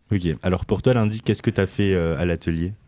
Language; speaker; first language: French; native; French